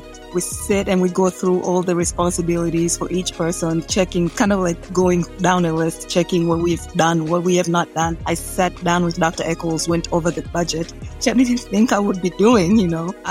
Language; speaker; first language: English; non-native, local second language; Swahili